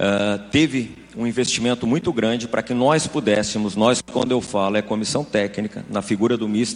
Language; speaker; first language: Portuguese; native; Portuguese